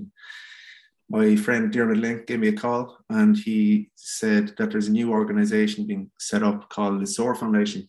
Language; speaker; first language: English; native; English